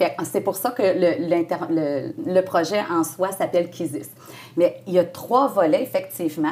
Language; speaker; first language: French; native; French